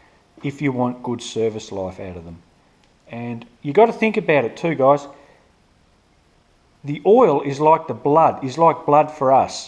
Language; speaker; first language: English; native; English